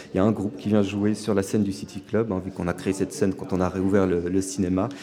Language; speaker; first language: French; non-native, local second language; Rundi